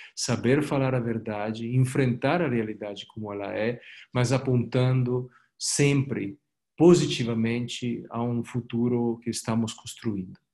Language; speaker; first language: Portuguese; non-native, fluent; Italian